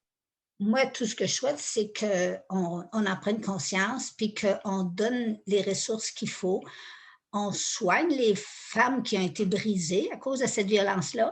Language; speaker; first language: French; native; French